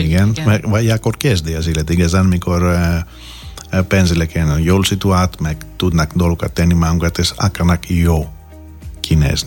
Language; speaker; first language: Hungarian; non-native, learner; Greek